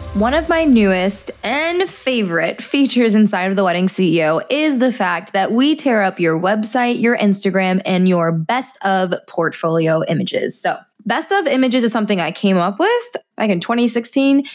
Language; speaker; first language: English; native; English